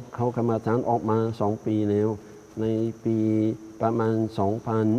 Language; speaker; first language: Thai; non-native, fluent; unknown